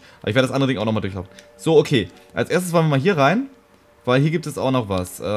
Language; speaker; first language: German; native; German